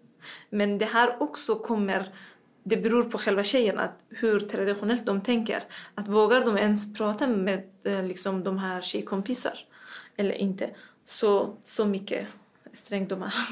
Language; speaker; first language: Swedish; non-native, fluent; Persian